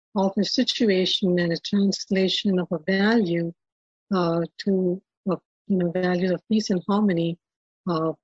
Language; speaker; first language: English; non-native, local second language; Telugu